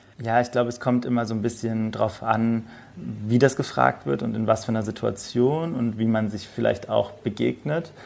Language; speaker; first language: German; early bilingual, other home language; Persian